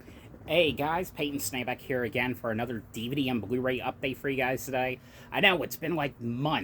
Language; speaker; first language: English; native; English